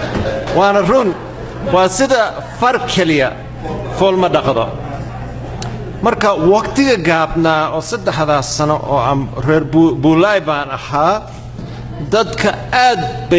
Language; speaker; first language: Somali; non-native, fluent; English